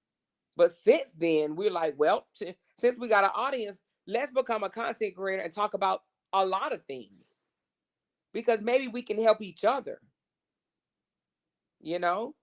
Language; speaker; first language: English; native; English